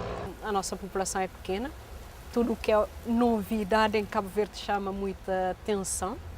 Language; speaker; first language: Portuguese; non-native, local second language; Kabuverdianu